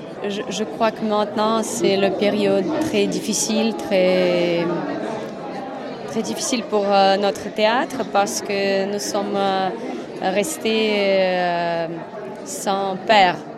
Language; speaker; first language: French; non-native, fluent; Russian